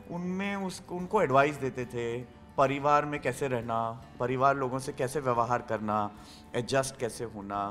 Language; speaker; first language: Hindi; native; Hindi